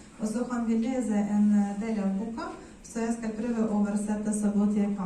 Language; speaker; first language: Swedish; non-native, fluent; Ukrainian